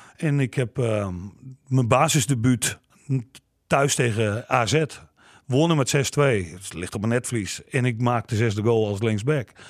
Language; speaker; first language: Dutch; native; Dutch